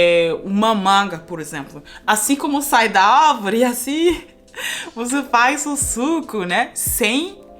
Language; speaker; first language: Portuguese; non-native, fluent; Spanish